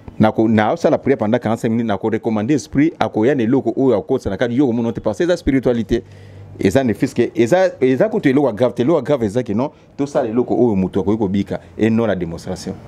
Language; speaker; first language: Lingala; non-native, local second language; Kituba (Democratic Republic of Congo)